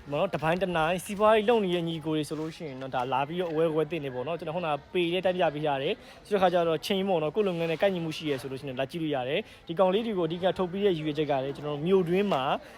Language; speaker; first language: Burmese; native; Burmese